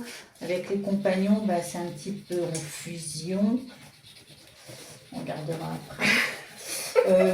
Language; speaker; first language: French; native; French